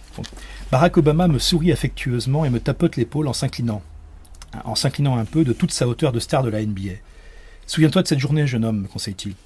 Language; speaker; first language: French; native; French